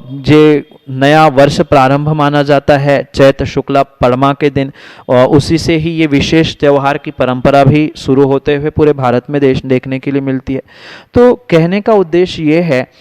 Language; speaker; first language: Hindi; native; Hindi